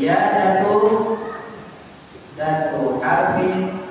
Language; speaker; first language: Arabic; non-native, fluent; Indonesian